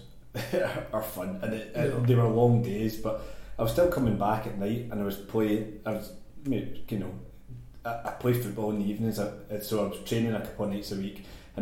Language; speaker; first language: English; native; English